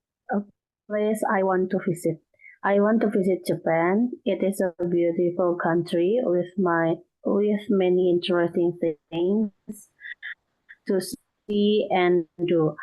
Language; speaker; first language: English; non-native, learner; Indonesian